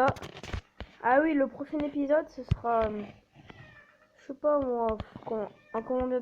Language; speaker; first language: French; native; French